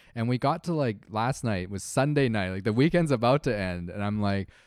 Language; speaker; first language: English; native; English